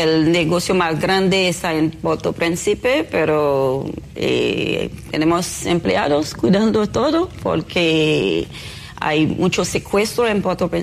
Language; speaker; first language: Spanish; non-native, fluent; Haitian Creole